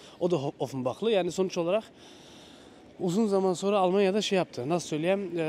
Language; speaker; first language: Turkish; early bilingual, heritage; Turkish